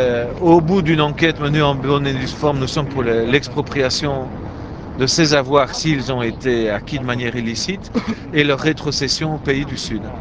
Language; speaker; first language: French; native; French